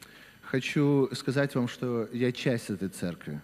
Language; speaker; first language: Russian; native; Russian